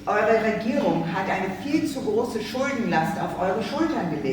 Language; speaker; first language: German; native; German